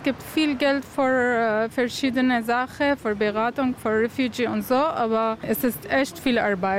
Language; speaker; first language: German; non-native, learner; Arabic